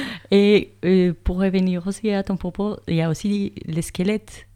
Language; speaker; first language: French; native; French